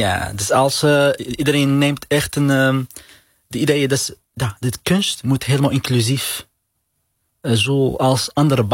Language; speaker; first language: Dutch; non-native, learner; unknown